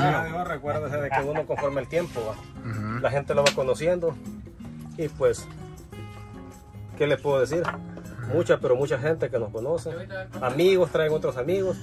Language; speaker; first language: Spanish; native; Spanish